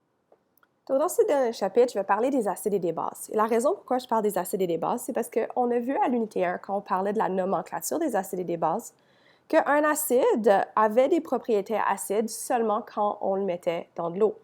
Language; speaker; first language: French; native; French